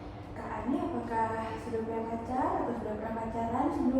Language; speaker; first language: Indonesian; native; Indonesian